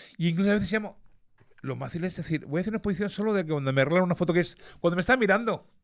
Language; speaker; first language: Spanish; early bilingual, other home language; English